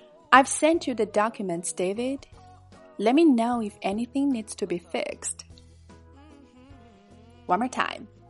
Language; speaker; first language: English; non-native, fluent; Chinese